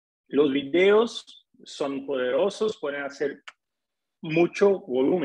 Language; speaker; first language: Spanish; non-native, fluent; Portuguese